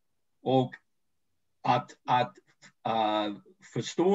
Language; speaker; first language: Swedish; non-native, fluent; English